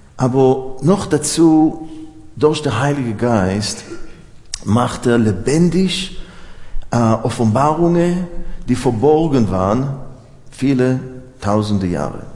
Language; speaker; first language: German; non-native, fluent; Hebrew